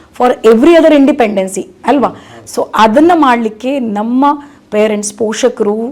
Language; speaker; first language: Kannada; non-native, local second language; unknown